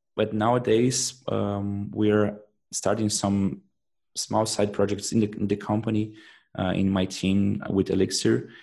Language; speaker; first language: English; non-native, fluent; Portuguese